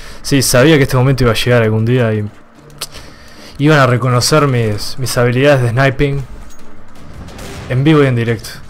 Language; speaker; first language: Spanish; native; Spanish